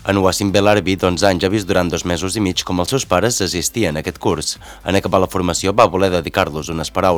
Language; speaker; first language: Catalan; native; Catalan